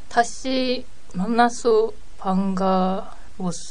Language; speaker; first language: Korean; non-native, learner; Japanese